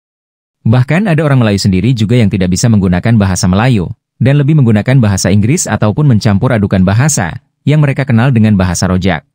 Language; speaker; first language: Indonesian; native; Indonesian